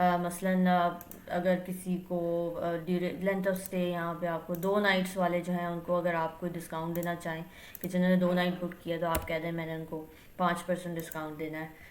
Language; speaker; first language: Urdu; native; Urdu